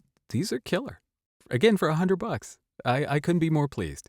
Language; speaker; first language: English; native; English